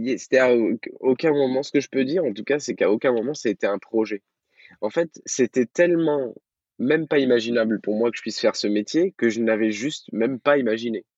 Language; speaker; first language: French; early bilingual, other home language; Arabic